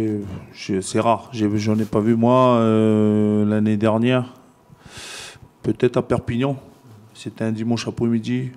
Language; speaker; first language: French; non-native, fluent; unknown